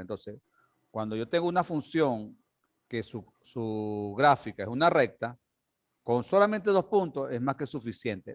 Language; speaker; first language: Spanish; native; Spanish